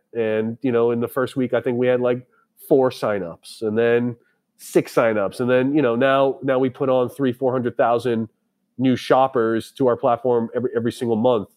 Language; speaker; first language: English; native; English